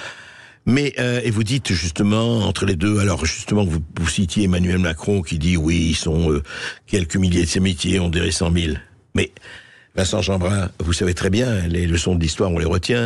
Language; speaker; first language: French; native; French